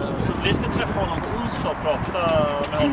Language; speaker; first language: Swedish; non-native, fluent; Arabic